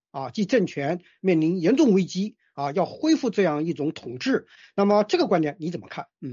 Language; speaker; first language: Chinese; native; Chinese